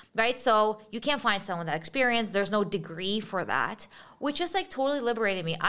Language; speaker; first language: English; early bilingual, other home language; Russian